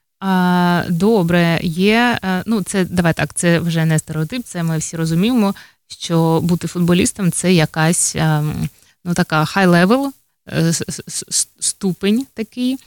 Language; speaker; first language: Ukrainian; native; Ukrainian